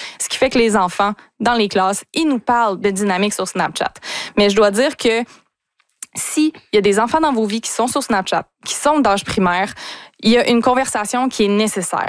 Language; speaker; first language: French; native; French